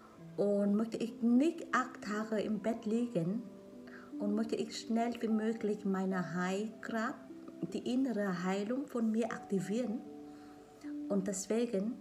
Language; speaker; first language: German; non-native, learner; Vietnamese